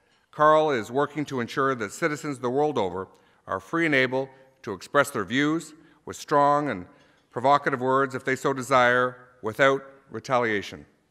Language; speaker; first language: English; native; English